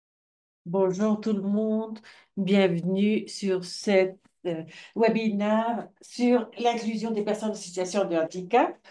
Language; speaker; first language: French; non-native, fluent; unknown